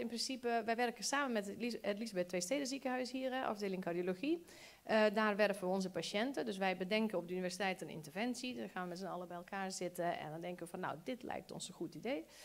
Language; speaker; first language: Dutch; early bilingual, other home language; Bosnian